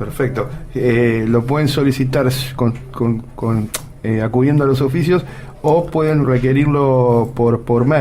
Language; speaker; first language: Spanish; native; Spanish